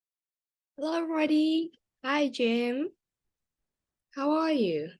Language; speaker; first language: English; non-native, fluent; Vietnamese